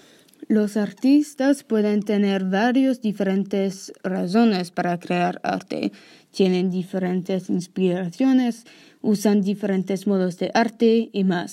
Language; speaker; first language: Spanish; non-native, learner; English